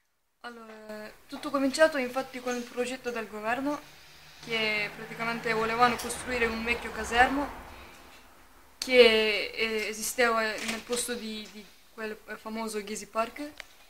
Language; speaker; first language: Italian; non-native, fluent; Turkish